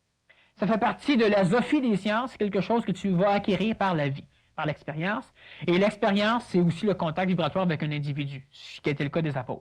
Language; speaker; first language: French; native; French